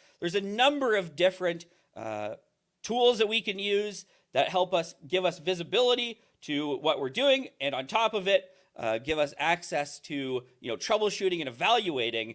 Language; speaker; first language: English; native; English